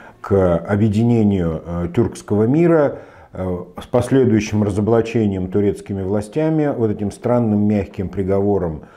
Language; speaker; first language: Russian; native; Russian